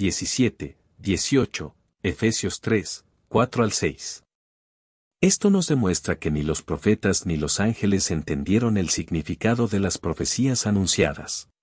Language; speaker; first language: Spanish; native; Spanish